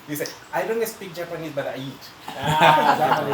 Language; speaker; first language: English; non-native, fluent; Spanish